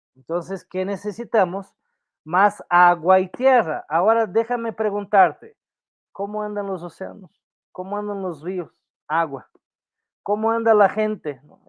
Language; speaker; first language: Spanish; non-native, fluent; Portuguese